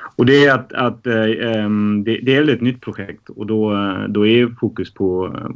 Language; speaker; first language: Swedish; non-native, fluent; German